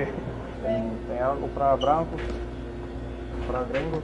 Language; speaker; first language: Portuguese; non-native, learner; English